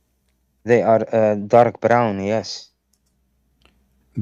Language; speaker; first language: English; non-native, fluent; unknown